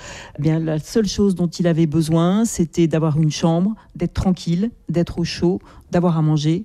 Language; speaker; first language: French; native; French